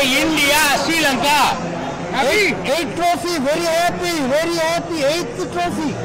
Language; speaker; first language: Hindi; non-native, learner; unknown